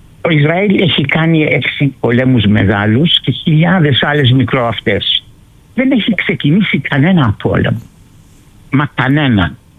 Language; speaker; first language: Greek; early bilingual, heritage; Greek